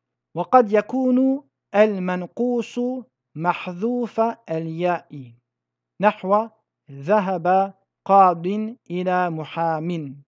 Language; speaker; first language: Arabic; non-native, fluent; French